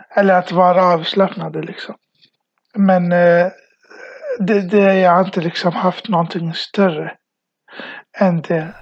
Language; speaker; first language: Swedish; early bilingual, other home language; Arabic